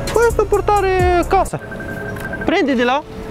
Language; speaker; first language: Italian; non-native, learner; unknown